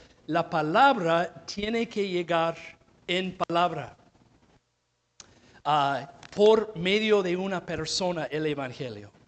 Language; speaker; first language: Spanish; non-native, fluent; English